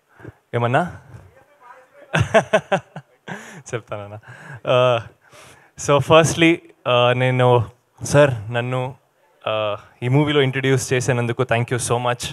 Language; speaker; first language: Telugu; non-native, learner; Kannada